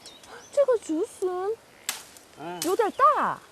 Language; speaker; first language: Chinese; non-native, learner; Korean